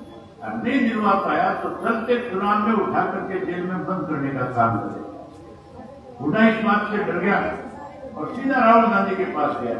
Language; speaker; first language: Hindi; native; Hindi